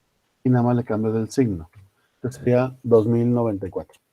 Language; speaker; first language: Spanish; native; Spanish